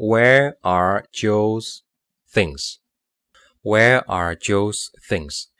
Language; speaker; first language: English; non-native, fluent; Chinese